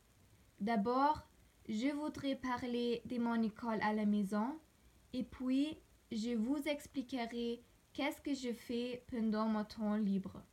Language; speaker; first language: French; non-native, learner; German